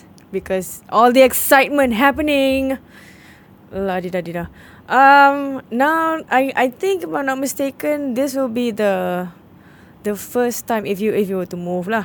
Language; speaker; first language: English; non-native, local second language; Malay